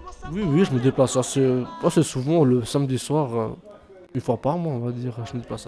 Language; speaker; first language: French; early bilingual, other home language; Bosnian